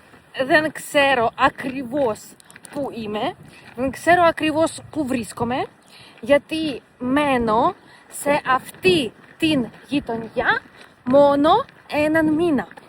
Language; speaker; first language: Greek; non-native, fluent; Russian